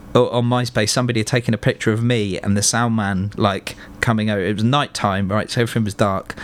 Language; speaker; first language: English; native; English